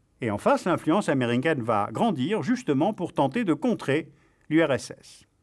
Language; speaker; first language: French; native; French